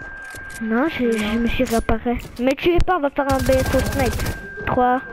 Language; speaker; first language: French; native; French